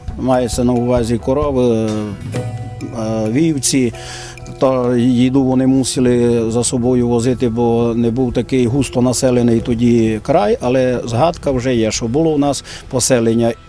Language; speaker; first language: Ukrainian; native; Ukrainian